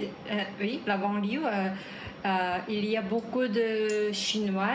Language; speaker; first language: French; non-native, learner; Korean